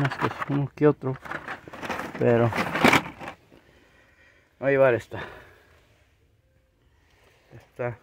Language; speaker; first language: Spanish; early bilingual, heritage; Spanish